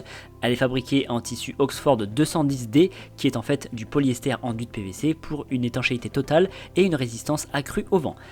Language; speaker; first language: French; native; French